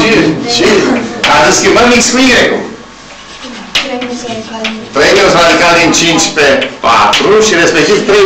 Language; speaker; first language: Romanian; native; Romanian